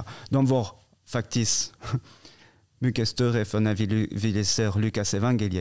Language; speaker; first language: Swedish; non-native, fluent; French